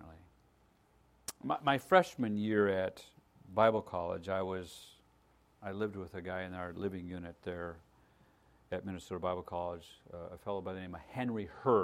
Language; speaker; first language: English; native; English